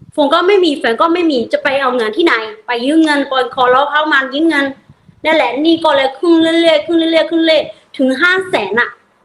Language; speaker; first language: Thai; non-native, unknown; Burmese